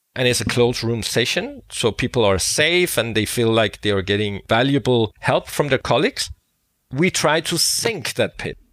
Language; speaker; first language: English; non-native, fluent; Danish